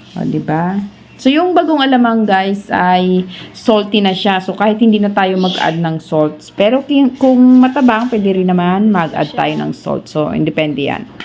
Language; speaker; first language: Filipino; non-native, local second language; Bikol